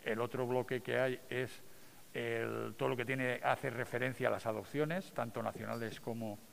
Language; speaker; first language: Spanish; non-native, local second language; Catalan